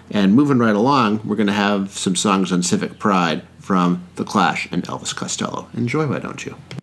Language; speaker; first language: English; early bilingual, other home language; Spanish